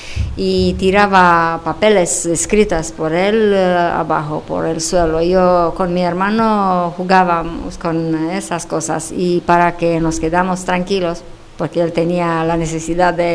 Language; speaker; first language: Spanish; non-native, fluent; Romanian